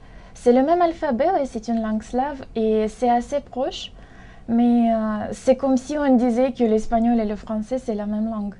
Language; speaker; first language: French; non-native, fluent; Russian